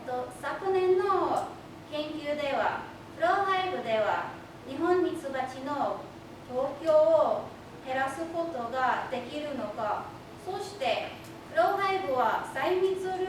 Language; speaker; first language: Japanese; non-native, fluent; English